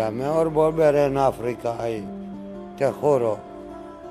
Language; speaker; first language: Spanish; non-native, learner; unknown